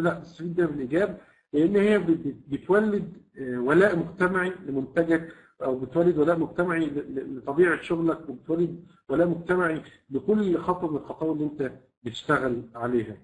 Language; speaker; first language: Arabic; native; Arabic